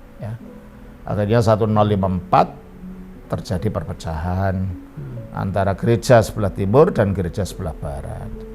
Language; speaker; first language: Indonesian; native; Indonesian